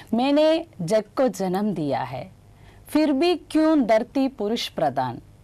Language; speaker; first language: Hindi; non-native, local second language; Gujarati